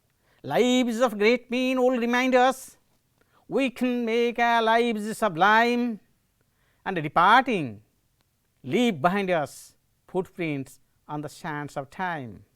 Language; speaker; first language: English; non-native, local second language; Odia